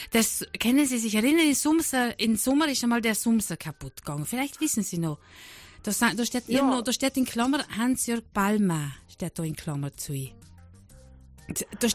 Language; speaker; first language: German; native; German